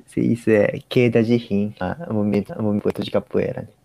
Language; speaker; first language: Portuguese; non-native, learner; Japanese